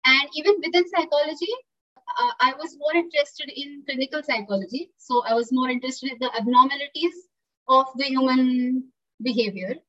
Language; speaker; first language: English; non-native, local second language; Marathi